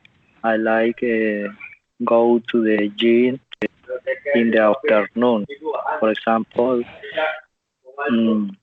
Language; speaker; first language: English; non-native, learner; Spanish